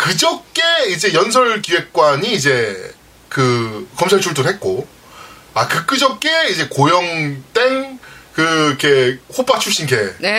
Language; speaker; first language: Korean; native; Korean